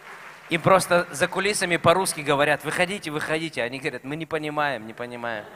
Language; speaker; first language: Russian; native; Russian